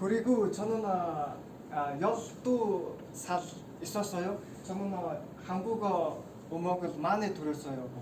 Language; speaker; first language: Korean; non-native, learner; Mongolian